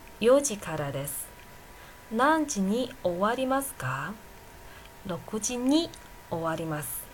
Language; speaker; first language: Japanese; non-native, fluent; Chinese